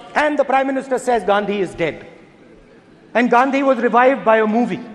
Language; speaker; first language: English; non-native, local second language; Hindi